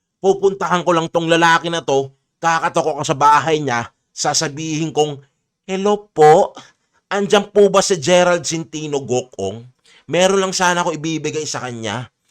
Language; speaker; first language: Filipino; native; Filipino